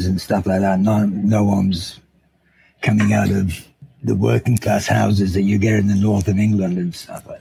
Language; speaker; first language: English; native; English